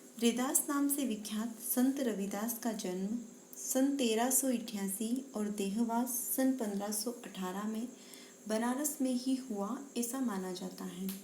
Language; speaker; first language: Hindi; native; Hindi